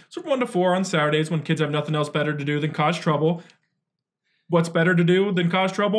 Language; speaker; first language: English; native; English